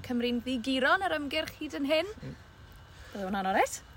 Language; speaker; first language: Welsh; native; Welsh